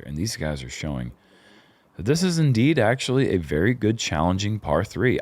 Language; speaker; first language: English; native; English